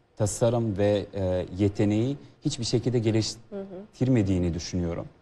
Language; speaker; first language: Turkish; non-native, fluent; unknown